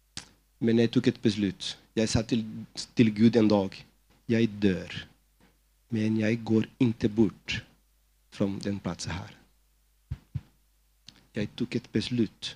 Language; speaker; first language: Swedish; non-native, fluent; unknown